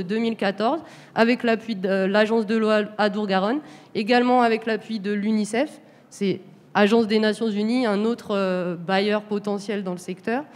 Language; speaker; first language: French; native; French